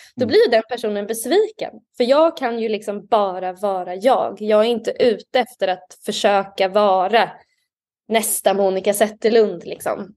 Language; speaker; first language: Swedish; native; Swedish